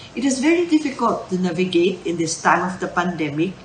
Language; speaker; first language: English; non-native, local second language; Chavacano